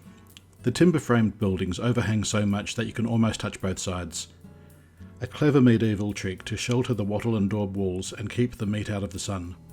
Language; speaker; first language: English; native; English